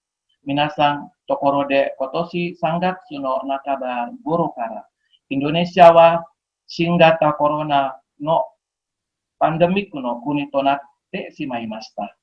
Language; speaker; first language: Japanese; non-native, fluent; Indonesian